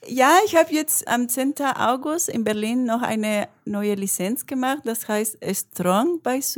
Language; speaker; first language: German; non-native, learner; Spanish